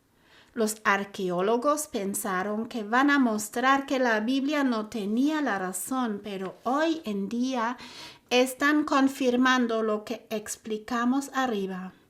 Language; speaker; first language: Spanish; non-native, fluent; German